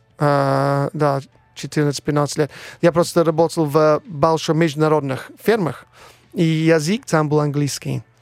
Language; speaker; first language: Russian; non-native, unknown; English